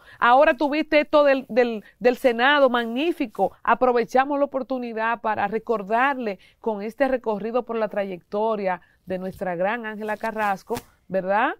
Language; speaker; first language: Spanish; native; Spanish